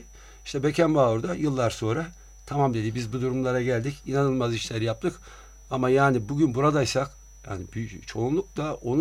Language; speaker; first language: Turkish; native; Turkish